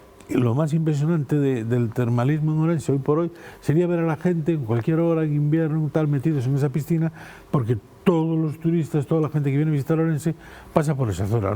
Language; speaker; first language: Spanish; native; Spanish